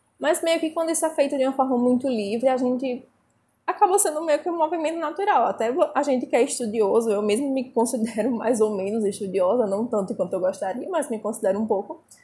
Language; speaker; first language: Portuguese; native; Portuguese